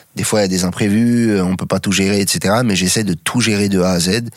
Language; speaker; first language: French; native; French